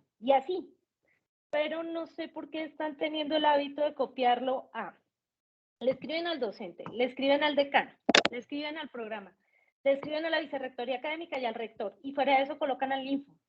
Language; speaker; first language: Spanish; native; Spanish